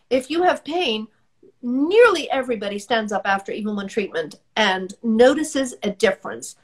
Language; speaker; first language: English; native; English